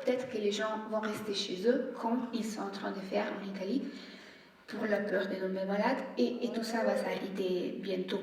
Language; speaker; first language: French; non-native, fluent; Italian